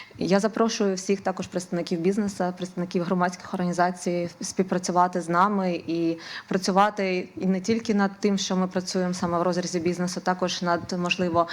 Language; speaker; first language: Ukrainian; native; Ukrainian